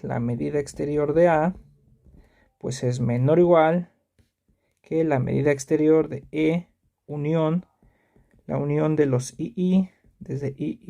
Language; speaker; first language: Spanish; native; Spanish